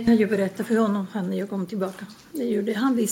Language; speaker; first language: Swedish; non-native, fluent; Spanish